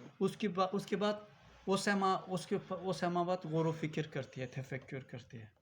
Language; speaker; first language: Urdu; non-native, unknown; Turkish